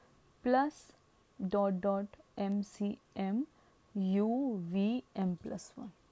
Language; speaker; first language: Hindi; native; Hindi